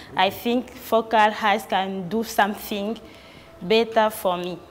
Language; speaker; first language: English; non-native, learner; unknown